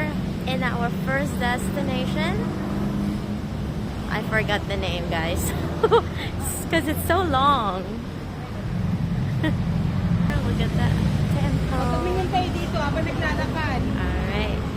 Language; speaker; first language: English; non-native, local second language; Filipino